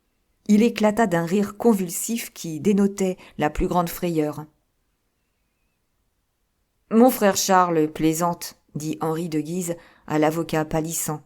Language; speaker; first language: French; native; French